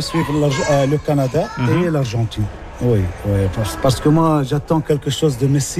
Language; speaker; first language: French; non-native, local second language; Arabic